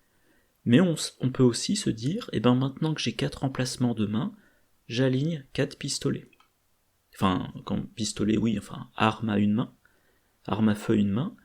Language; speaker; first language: French; native; French